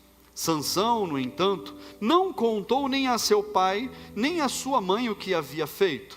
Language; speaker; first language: Portuguese; native; Portuguese